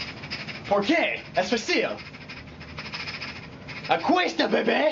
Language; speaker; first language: Spanish; non-native, learner; English